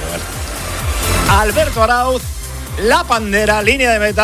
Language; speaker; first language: Spanish; native; Spanish